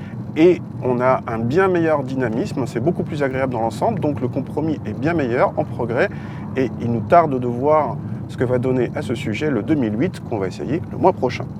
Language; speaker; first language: French; native; French